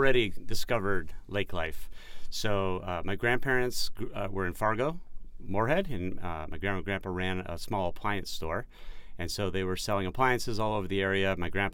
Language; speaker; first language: English; native; English